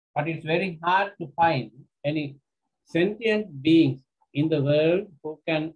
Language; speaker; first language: English; non-native, local second language; Sinhala